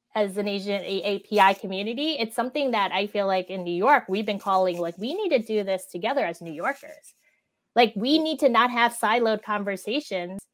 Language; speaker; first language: English; native; English